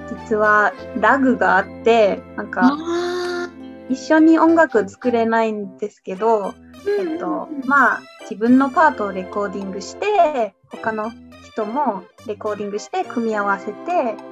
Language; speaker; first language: Japanese; non-native, fluent; English